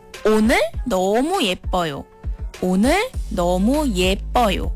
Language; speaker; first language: Korean; non-native, fluent; Malay